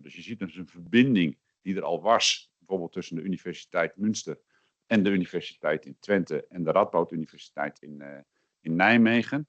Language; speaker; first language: Dutch; native; Dutch